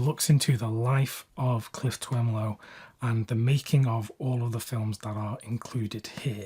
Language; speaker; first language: English; native; English